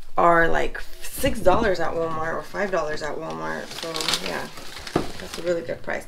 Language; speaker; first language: English; early bilingual, other home language; Spanish